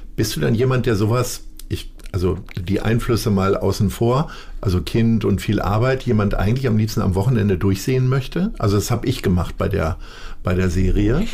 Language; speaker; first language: German; native; German